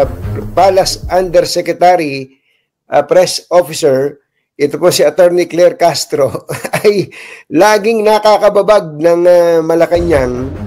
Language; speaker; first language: Filipino; native; Filipino